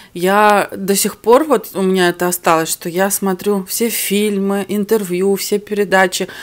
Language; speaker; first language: Russian; early bilingual, other home language; Armenian